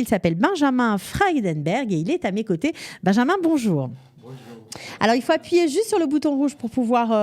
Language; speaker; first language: French; native; French